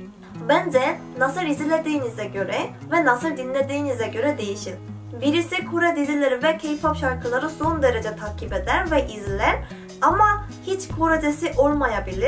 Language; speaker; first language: Turkish; non-native, fluent; Korean